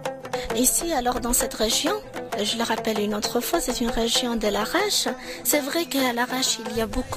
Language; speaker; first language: French; non-native, local second language; Arabic